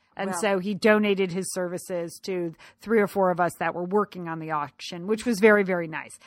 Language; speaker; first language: English; native; English